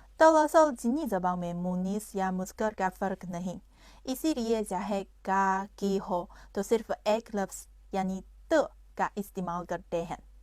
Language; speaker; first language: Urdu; non-native, fluent; Chinese